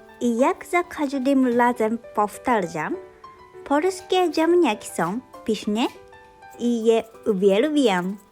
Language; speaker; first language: Polish; non-native, learner; Japanese